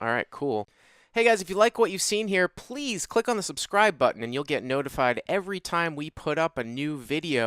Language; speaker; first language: English; native; English